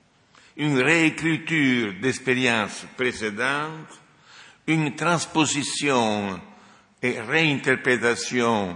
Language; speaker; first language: French; non-native, fluent; Italian